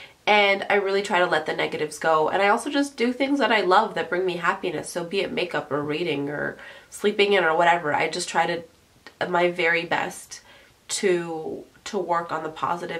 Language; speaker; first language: English; early bilingual, other home language; French